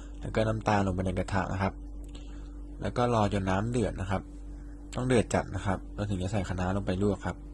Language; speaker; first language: Thai; native; Thai